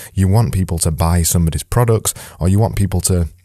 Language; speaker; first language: English; native; English